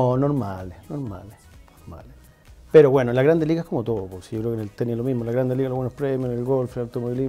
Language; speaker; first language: Spanish; native; Spanish